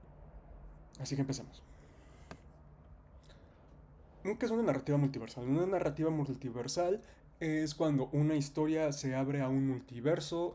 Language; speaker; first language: Spanish; native; Spanish